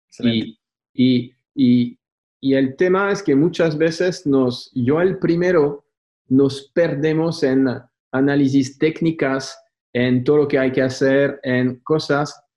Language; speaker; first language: Spanish; non-native, fluent; French